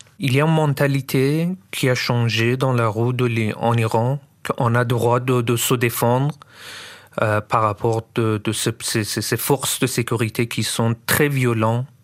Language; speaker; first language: French; non-native, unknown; Persian